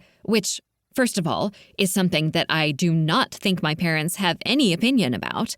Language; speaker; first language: English; native; English